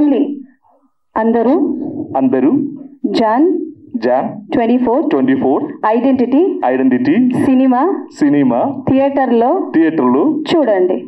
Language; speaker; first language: Telugu; native; Telugu